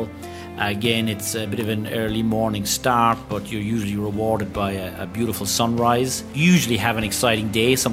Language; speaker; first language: English; native; English